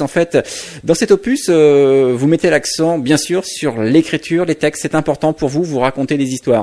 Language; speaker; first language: French; native; French